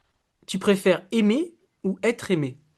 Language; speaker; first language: French; native; French